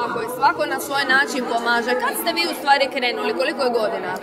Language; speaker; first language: Croatian; native; Croatian